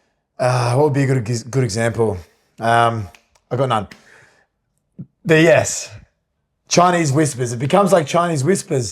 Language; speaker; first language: English; native; English